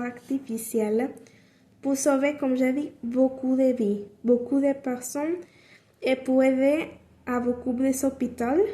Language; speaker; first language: French; non-native, learner; Spanish